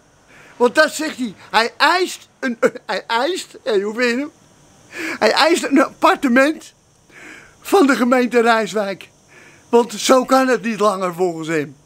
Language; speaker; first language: Dutch; native; Dutch